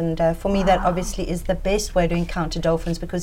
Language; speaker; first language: English; native; English